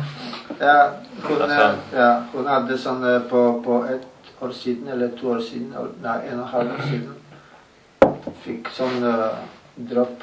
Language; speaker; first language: Norwegian; non-native, learner; Polish